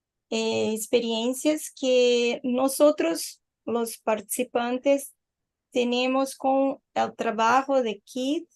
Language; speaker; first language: Spanish; non-native, learner; Portuguese